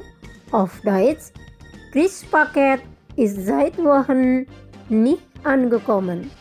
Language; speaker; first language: German; non-native, fluent; Indonesian